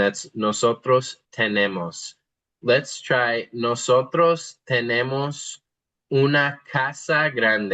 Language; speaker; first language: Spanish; non-native, fluent; English